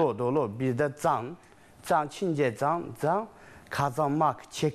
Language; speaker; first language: Turkish; non-native, learner; Chinese